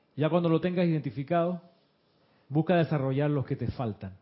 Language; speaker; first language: Spanish; early bilingual, other home language; Russian